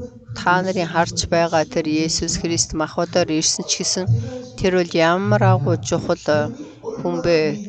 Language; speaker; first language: Mongolian; early bilingual, other home language; Korean